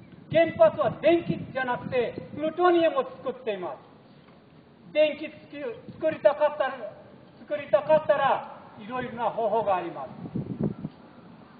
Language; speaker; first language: Japanese; non-native, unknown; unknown